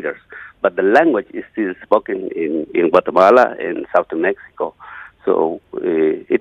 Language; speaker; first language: English; non-native, fluent; Yucateco